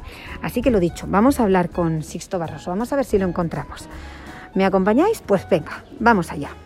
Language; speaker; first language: Spanish; native; Spanish